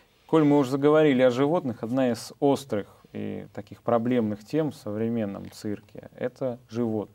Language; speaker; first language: Russian; native; Russian